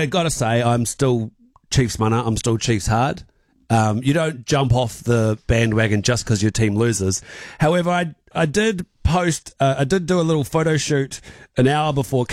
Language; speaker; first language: English; native; English